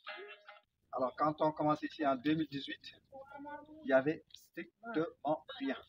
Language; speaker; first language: French; non-native, local second language; Fula